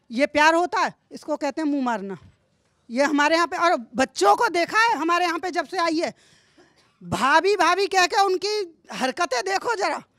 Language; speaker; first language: Hindi; native; Hindi